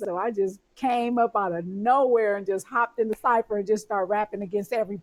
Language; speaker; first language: English; native; English